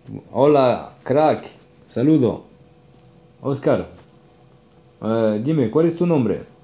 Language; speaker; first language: Spanish; non-native, learner; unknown